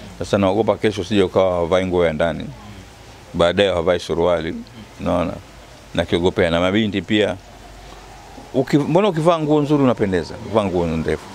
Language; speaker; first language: Swahili; native; Swahili